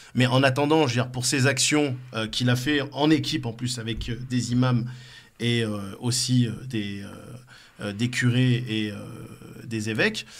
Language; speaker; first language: French; native; French